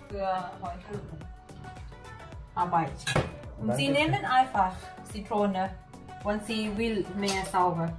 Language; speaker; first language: German; non-native, learner; Thai